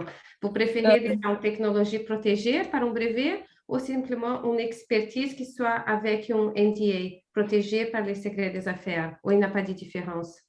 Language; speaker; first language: French; non-native, fluent; Portuguese